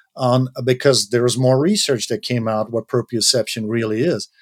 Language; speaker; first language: English; non-native, fluent; Dutch